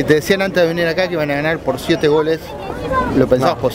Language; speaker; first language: Spanish; native; Spanish